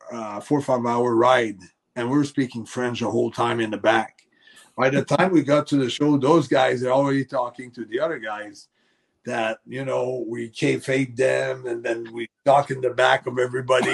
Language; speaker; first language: English; non-native, fluent; French